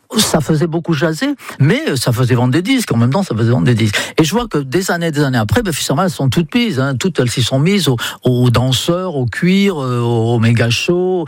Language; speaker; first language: French; non-native, fluent; English